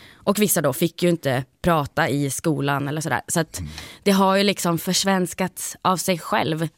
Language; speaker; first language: Swedish; native; Swedish